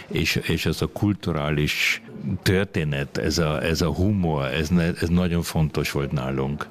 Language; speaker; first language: Hungarian; early bilingual, other home language; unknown